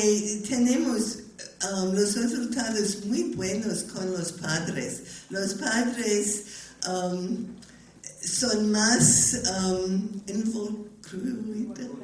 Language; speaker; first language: Spanish; non-native, learner; English